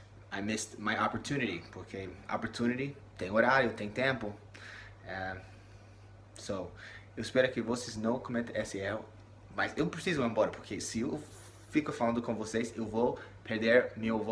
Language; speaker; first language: Portuguese; non-native, learner; English